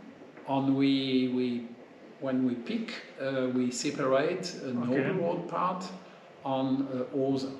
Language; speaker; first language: English; non-native, learner; French